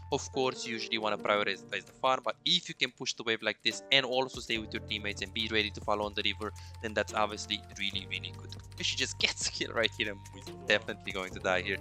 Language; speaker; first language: English; non-native, fluent; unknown